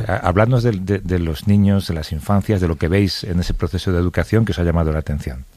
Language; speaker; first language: Spanish; native; Spanish